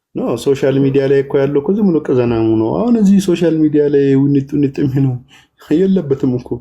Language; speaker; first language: Amharic; native; Amharic